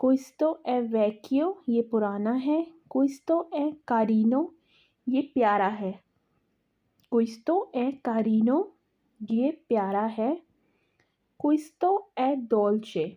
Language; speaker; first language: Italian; non-native, fluent; Urdu